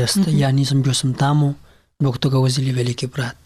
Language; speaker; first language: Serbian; non-native, learner; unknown